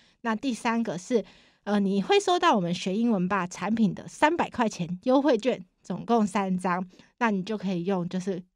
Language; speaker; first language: Chinese; native; Chinese